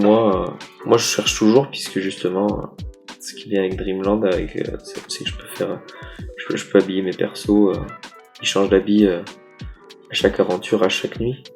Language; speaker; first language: French; native; French